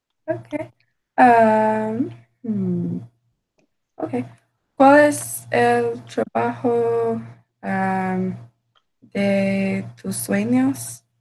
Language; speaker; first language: Spanish; non-native, learner; English